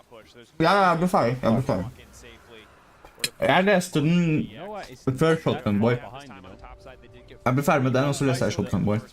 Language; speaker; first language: Norwegian; native; Norwegian